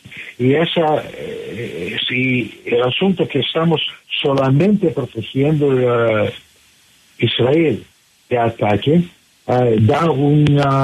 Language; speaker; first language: Spanish; non-native, fluent; English